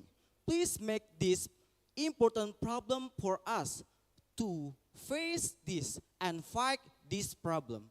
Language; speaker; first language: English; non-native, learner; Indonesian